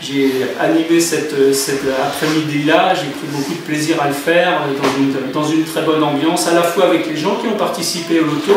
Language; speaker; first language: French; native; French